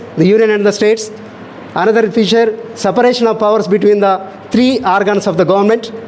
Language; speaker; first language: English; non-native, local second language; Telugu